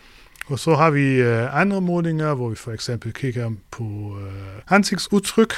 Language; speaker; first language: Danish; non-native, fluent; German